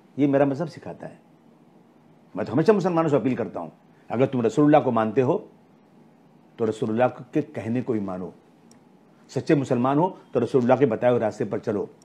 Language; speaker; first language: Hindi; native; Hindi